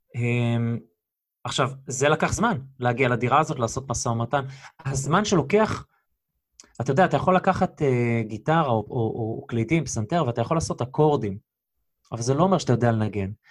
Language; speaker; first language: Hebrew; early bilingual, other home language; Russian